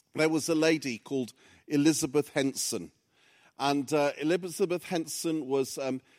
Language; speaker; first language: English; early bilingual, other home language; Greek